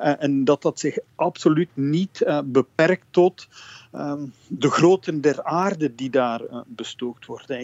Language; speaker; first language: Dutch; native; Dutch